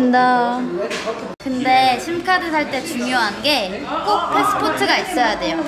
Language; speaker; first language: Korean; native; Korean